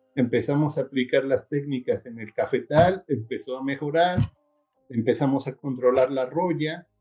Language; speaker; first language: Spanish; native; Spanish